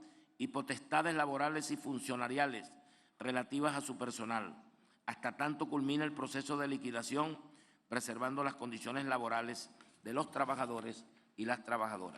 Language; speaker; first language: Spanish; native; Spanish